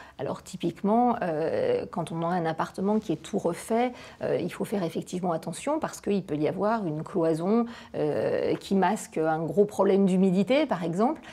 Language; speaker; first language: French; native; French